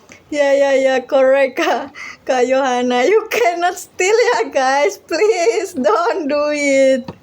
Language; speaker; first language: English; non-native, learner; Indonesian